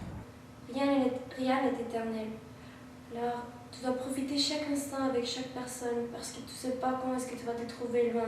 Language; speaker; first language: French; non-native, fluent; Spanish